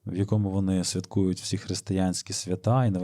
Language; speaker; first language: Ukrainian; native; Ukrainian